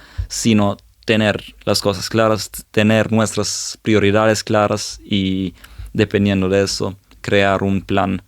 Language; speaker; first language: Spanish; non-native, fluent; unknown